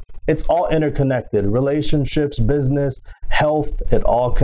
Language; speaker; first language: English; non-native, local second language; Filipino